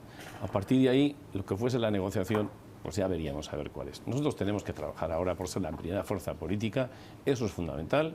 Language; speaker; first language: Spanish; native; Spanish